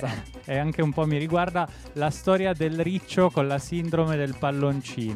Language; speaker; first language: Italian; native; Italian